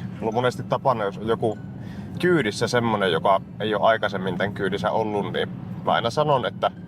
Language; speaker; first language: Finnish; native; Finnish